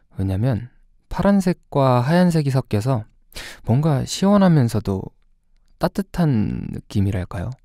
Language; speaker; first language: Korean; native; Korean